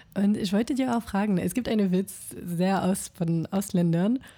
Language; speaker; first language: German; non-native, fluent; French